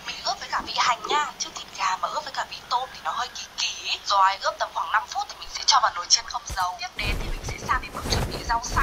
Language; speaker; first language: Vietnamese; native; Vietnamese